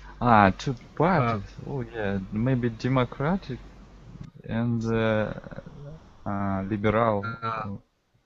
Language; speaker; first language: English; non-native, learner; Russian